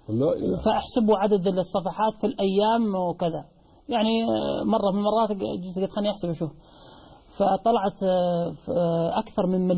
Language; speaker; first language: Arabic; native; Arabic